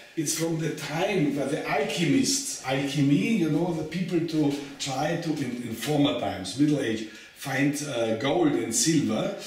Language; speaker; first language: English; non-native, learner; German